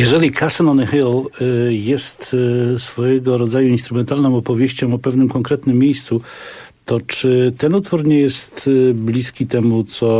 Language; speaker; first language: Polish; native; Polish